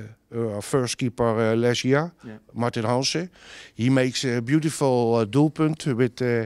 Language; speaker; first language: English; non-native, learner; Dutch